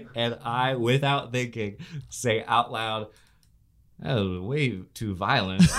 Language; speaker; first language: English; native; English